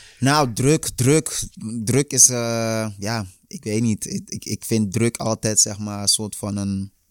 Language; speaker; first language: Dutch; early bilingual, other home language; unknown